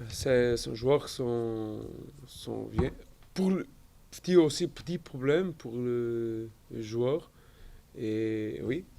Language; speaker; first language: French; non-native, learner; Portuguese